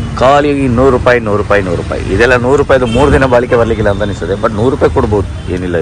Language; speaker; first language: Kannada; non-native, local second language; Tulu